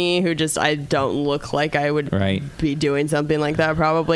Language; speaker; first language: English; native; English